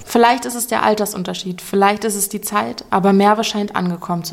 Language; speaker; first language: German; native; German